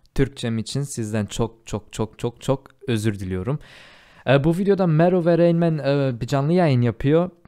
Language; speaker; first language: Turkish; early bilingual, heritage; Turkish